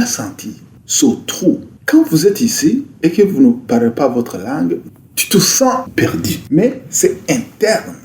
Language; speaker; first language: French; non-native, local second language; Rundi